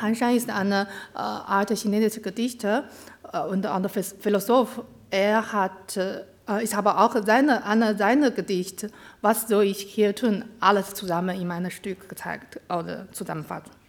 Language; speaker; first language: German; non-native, learner; Chinese